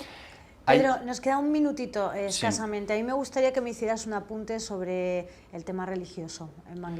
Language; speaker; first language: Spanish; native; Spanish